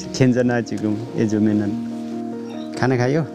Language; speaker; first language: Korean; non-native, learner; Nepali